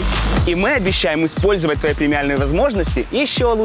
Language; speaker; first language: Russian; native; Russian